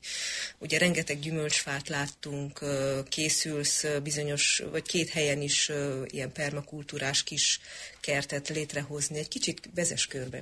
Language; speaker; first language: Hungarian; native; Hungarian